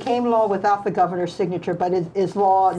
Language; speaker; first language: English; native; English